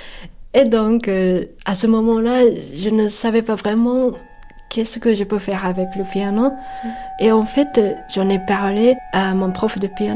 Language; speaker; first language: French; non-native, fluent; Japanese